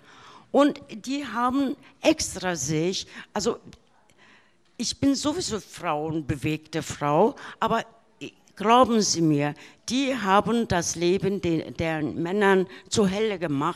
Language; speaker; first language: German; early bilingual, other home language; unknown